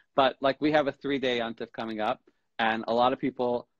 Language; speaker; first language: English; native; English